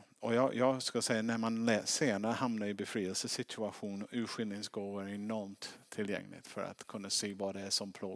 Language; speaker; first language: Swedish; non-native, fluent; English